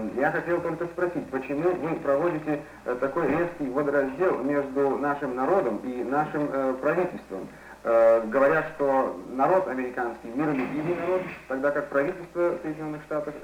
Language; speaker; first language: Russian; native; Russian